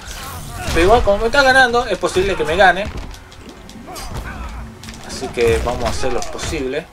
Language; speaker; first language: Spanish; native; Spanish